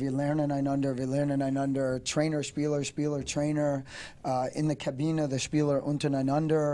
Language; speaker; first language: German; non-native, fluent; English